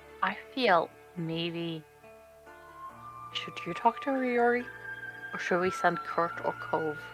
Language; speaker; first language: English; non-native, fluent; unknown